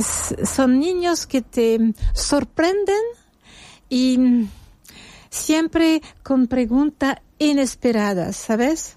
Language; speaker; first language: Spanish; non-native, fluent; French